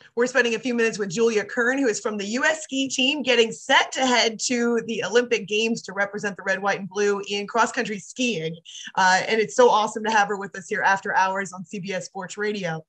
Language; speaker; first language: English; native; English